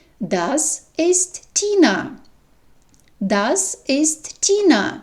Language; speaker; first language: German; non-native, fluent; Ukrainian